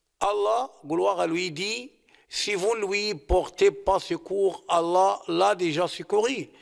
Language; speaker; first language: French; non-native, fluent; Arabic